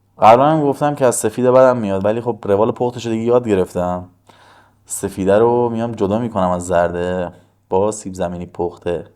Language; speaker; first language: Persian; native; Persian